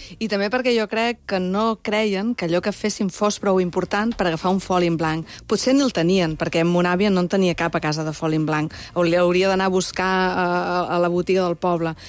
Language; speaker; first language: Catalan; native; Catalan